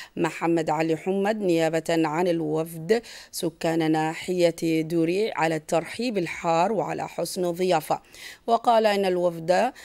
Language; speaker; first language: Arabic; non-native, local second language; Somali